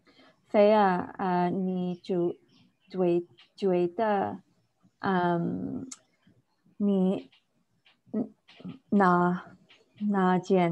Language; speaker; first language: Chinese; non-native, learner; English